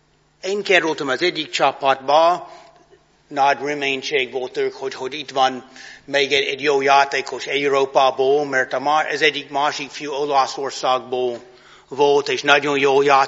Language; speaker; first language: Hungarian; non-native, fluent; English